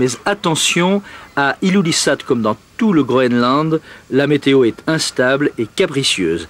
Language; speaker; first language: French; native; French